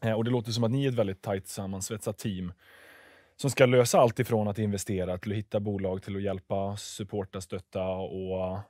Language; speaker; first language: Swedish; native; Swedish